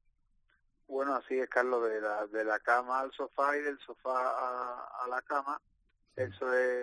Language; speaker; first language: Spanish; native; Spanish